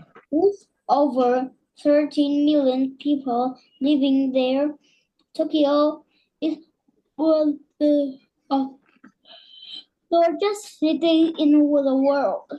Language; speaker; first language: English; non-native, learner; Vietnamese